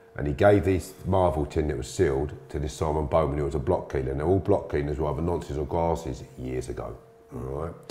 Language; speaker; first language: English; native; English